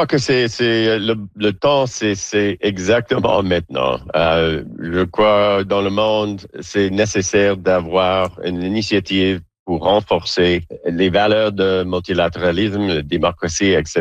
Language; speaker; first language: French; non-native, learner; English